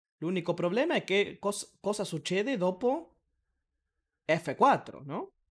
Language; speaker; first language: Italian; non-native, learner; Spanish